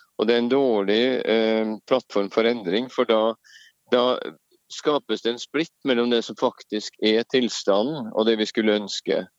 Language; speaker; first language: Norwegian; native; Norwegian